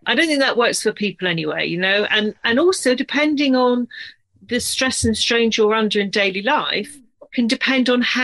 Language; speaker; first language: English; native; English